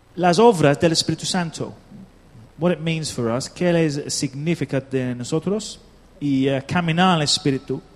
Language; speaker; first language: Spanish; non-native, learner; English